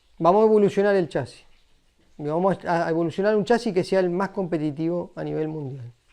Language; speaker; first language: Spanish; native; Spanish